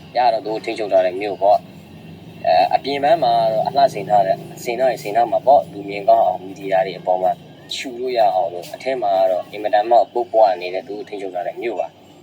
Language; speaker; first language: Burmese; native; Burmese